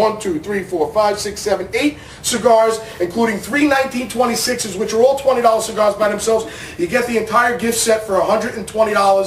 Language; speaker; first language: English; native; English